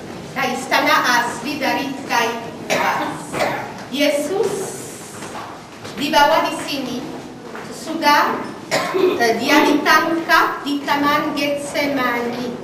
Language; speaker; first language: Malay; non-native, fluent; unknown